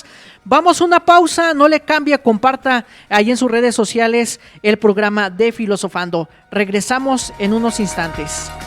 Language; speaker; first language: Spanish; native; Spanish